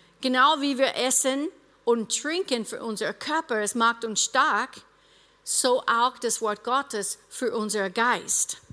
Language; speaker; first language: German; non-native, fluent; English